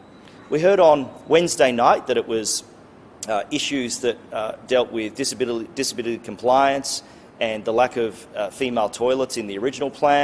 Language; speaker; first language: English; native; English